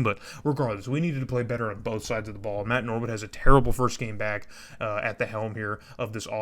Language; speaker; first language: English; native; English